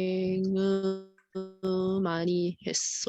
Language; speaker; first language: Korean; non-native, learner; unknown